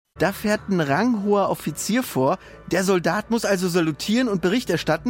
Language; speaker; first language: German; native; German